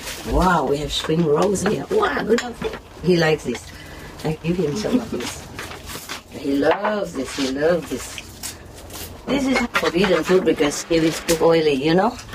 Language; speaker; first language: English; non-native, fluent; Vietnamese